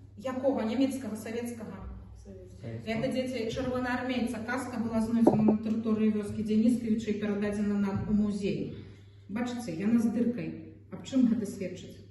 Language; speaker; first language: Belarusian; native; Belarusian